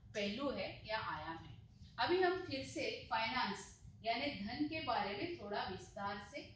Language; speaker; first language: Hindi; non-native, local second language; Marathi